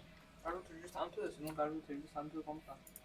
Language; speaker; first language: French; non-native, learner; Chinese